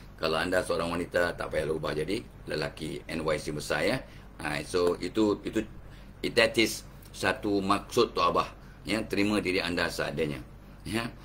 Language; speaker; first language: Malay; native; Malay